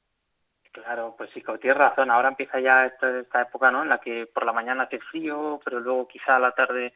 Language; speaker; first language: Spanish; native; Spanish